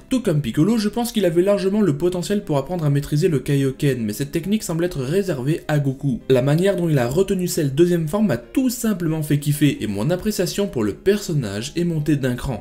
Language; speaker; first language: French; native; French